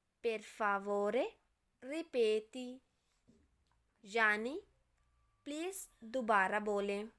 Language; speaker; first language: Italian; non-native, fluent; Urdu